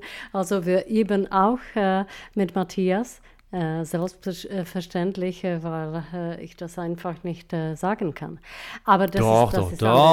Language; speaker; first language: German; non-native, fluent; Czech